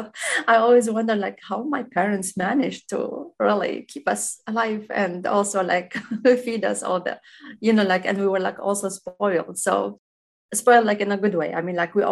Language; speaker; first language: English; non-native, fluent; Arabic